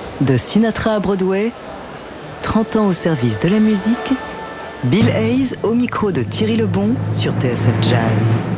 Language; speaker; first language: French; native; French